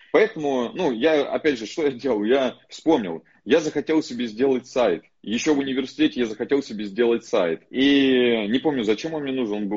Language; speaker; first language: Russian; native; Russian